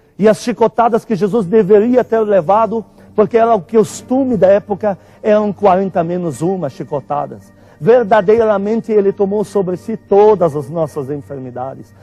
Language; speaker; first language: Portuguese; non-native, fluent; Arabic